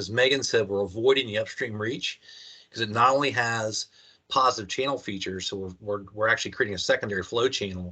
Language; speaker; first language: English; native; English